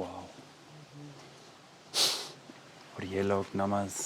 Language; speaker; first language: Hindi; non-native, fluent; English